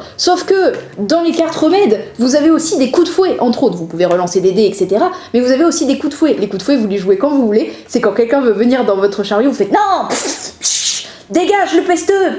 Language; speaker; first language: French; native; French